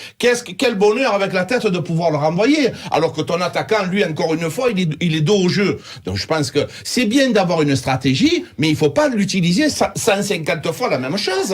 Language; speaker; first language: French; native; French